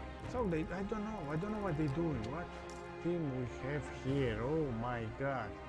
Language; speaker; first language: English; non-native, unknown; Romanian